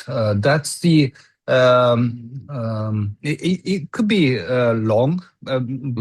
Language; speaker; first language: English; non-native, learner; Japanese